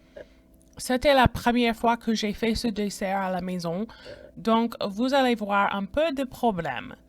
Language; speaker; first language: French; non-native, fluent; English